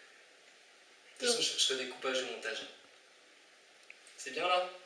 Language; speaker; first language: French; native; French